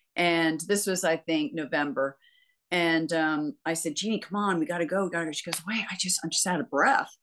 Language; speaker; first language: English; native; English